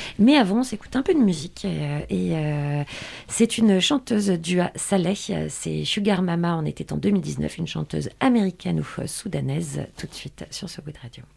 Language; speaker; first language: French; native; French